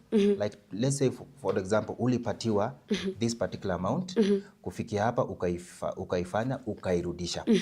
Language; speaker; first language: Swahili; non-native, local second language; Luo (Kenya and Tanzania)